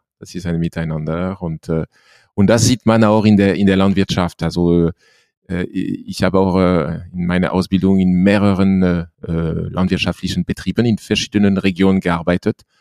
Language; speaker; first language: German; non-native, fluent; French